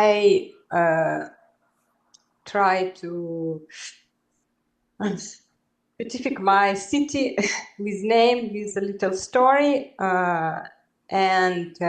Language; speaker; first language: English; non-native, learner; Belarusian